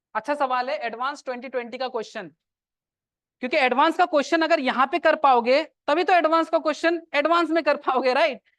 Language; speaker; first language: Hindi; non-native, local second language; Assamese